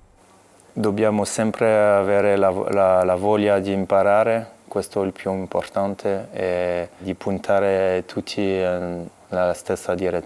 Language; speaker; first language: Italian; non-native, fluent; French